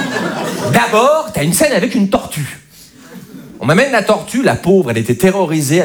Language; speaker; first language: French; native; French